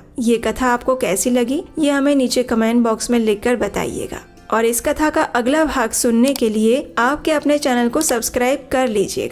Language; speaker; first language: Hindi; native; Hindi